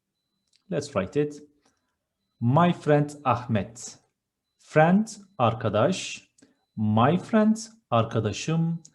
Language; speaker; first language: English; non-native, fluent; Turkish